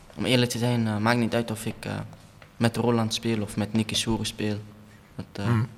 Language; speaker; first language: Dutch; native; Dutch